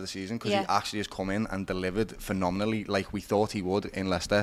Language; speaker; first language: English; native; English